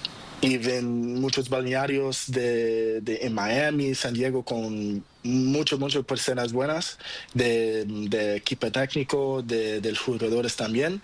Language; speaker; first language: Spanish; non-native, learner; Portuguese